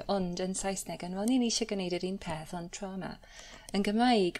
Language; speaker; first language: Welsh; non-native, learner; English